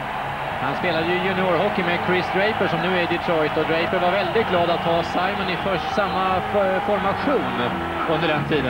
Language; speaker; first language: Swedish; native; Swedish